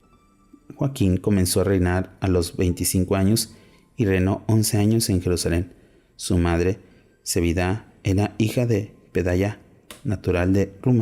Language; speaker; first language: Spanish; native; Spanish